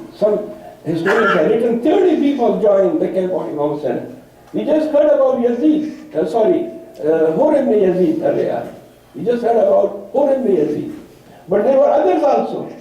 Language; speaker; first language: English; non-native, local second language; Urdu